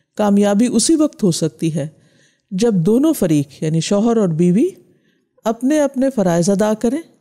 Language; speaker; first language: Urdu; native; Urdu